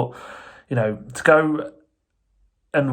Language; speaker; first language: English; native; English